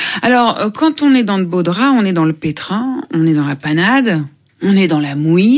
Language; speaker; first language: French; native; French